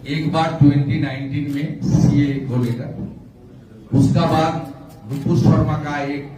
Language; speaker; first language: Hindi; non-native, local second language; Bangla